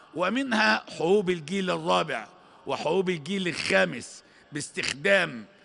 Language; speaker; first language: Arabic; native; Arabic